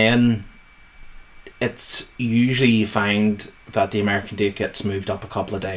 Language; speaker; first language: English; native; English